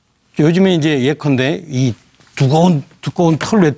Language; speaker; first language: Korean; native; Korean